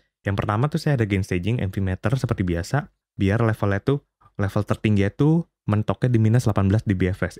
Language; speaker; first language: Indonesian; native; Indonesian